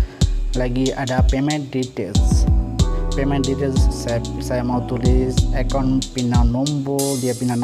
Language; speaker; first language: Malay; non-native, learner; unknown